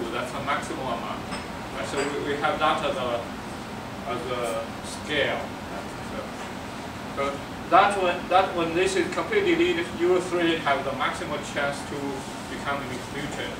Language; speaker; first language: English; non-native, fluent; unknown